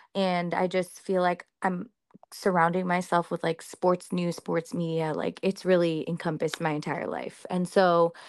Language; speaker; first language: English; early bilingual, other home language; Hindi